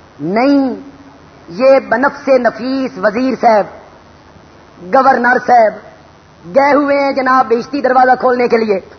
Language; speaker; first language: Urdu; non-native, local second language; Punjabi